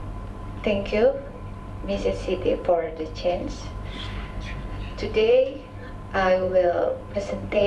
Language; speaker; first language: English; non-native, local second language; Indonesian